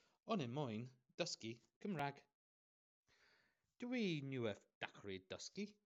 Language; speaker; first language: Welsh; non-native, learner; English